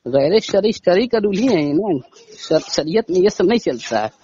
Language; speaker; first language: Hindi; native; Hindi